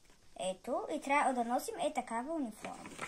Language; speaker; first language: Bulgarian; early bilingual, heritage; Bulgarian